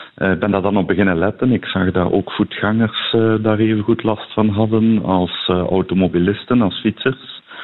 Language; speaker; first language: Dutch; native; Dutch